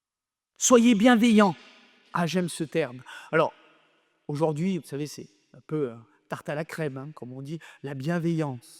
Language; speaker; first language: French; native; French